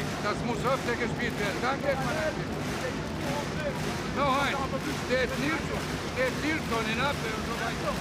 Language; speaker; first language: German; non-native, fluent; Croatian